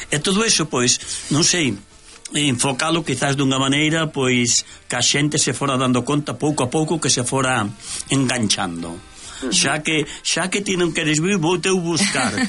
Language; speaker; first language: Galician; native; Galician